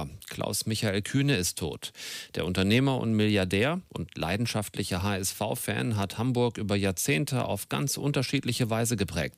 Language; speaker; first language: German; native; German